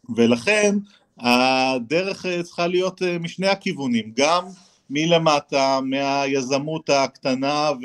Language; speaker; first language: Hebrew; native; Hebrew